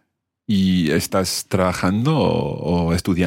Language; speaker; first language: Spanish; non-native, fluent; English